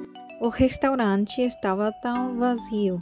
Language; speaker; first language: Portuguese; non-native, fluent; Korean